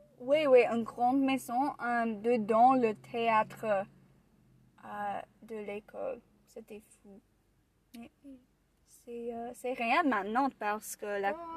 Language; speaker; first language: French; non-native, learner; English